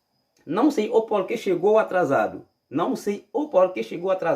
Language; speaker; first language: Portuguese; non-native, fluent; Haitian Creole